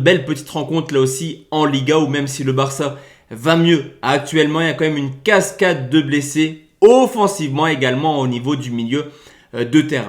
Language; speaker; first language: French; native; French